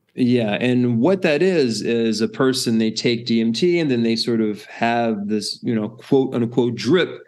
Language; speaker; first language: English; native; English